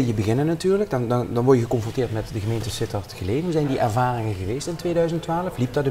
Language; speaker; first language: Dutch; native; Dutch